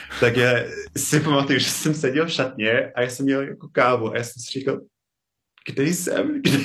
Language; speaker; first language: Czech; non-native, fluent; English